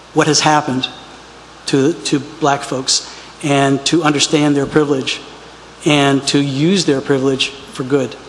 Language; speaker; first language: English; native; English